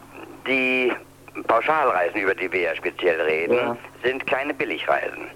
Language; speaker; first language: German; native; German